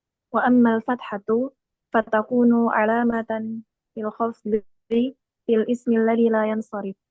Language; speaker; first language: Arabic; non-native, learner; Indonesian